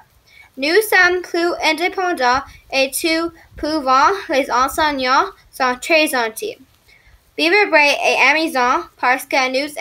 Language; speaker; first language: French; non-native, learner; English